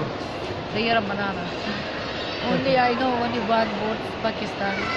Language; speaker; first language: English; non-native, learner; Turkish